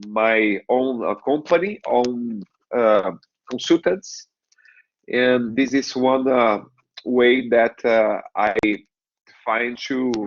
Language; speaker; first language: English; non-native, learner; Portuguese